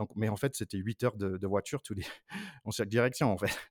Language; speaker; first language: French; non-native, fluent; English